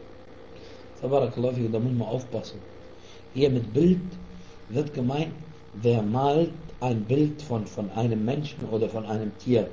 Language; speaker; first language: German; non-native, fluent; Arabic